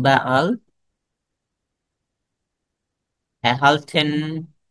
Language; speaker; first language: German; non-native, fluent; Bangla